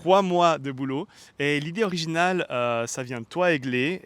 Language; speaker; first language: French; native; French